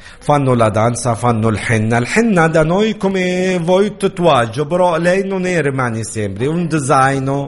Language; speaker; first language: Italian; non-native, learner; Arabic